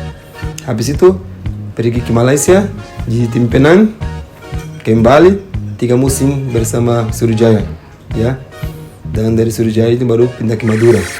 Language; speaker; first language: Indonesian; non-native, fluent; Portuguese